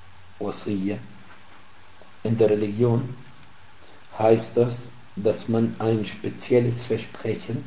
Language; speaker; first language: German; non-native, fluent; Arabic